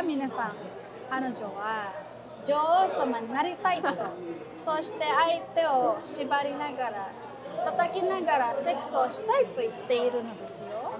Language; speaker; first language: Japanese; non-native, fluent; Filipino